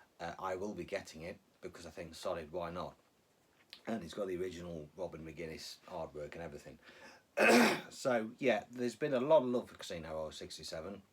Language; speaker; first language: English; native; English